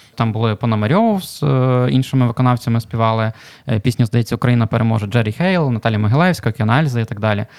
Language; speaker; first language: Ukrainian; native; Ukrainian